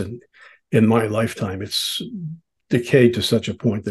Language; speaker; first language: English; native; English